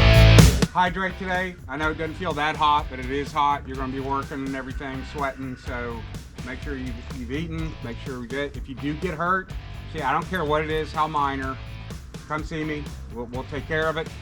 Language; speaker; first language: English; native; English